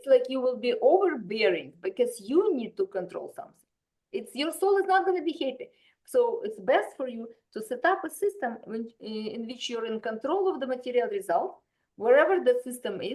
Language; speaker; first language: English; non-native, fluent; Russian